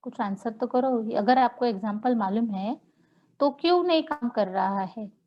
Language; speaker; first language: Hindi; non-native, local second language; Marathi